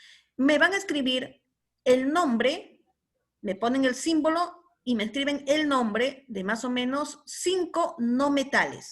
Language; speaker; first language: Spanish; native; Spanish